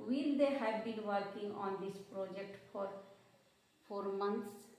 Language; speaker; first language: English; non-native, local second language; Hindi